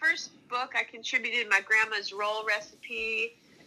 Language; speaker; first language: English; native; English